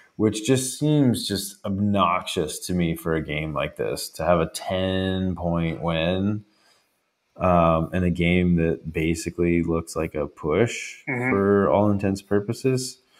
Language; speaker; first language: English; native; English